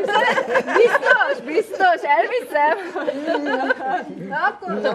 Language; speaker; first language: Hungarian; non-native, fluent; Korean